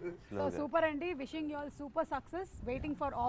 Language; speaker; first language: Telugu; native; Telugu